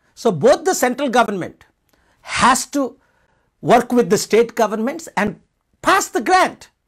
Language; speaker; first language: English; non-native, local second language; Telugu